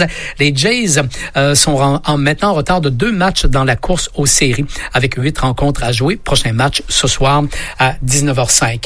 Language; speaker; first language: French; native; French